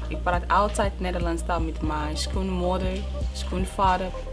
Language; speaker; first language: Dutch; non-native, learner; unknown